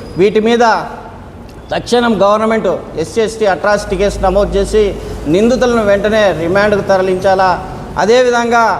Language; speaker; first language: Telugu; native; Telugu